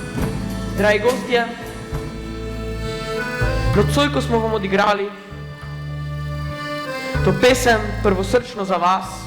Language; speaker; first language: Slovenian; native; Slovenian